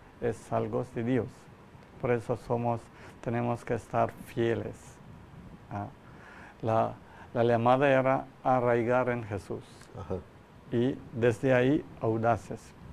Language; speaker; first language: Spanish; non-native, learner; Malayalam